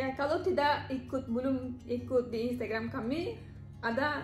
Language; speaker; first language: Indonesian; non-native, learner; Turkish